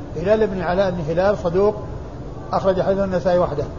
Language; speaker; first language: Arabic; native; Arabic